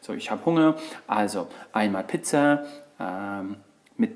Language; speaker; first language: German; non-native, fluent; English